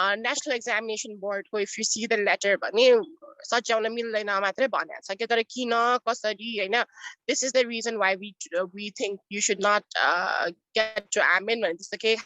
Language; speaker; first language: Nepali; non-native, local second language; Newari